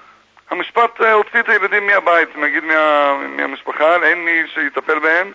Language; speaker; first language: Hebrew; non-native, fluent; English